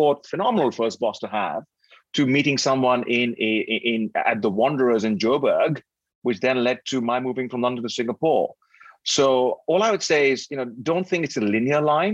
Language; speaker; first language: English; non-native, local second language; Hindi